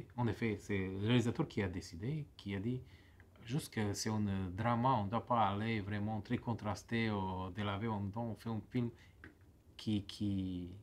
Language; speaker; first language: French; non-native, fluent; Romanian